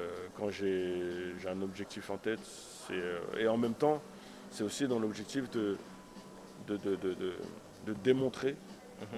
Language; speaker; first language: French; native; French